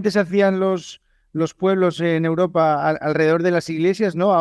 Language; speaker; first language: Spanish; native; Spanish